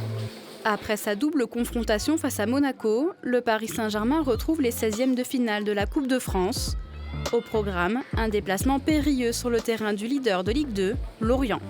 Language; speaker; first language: French; native; French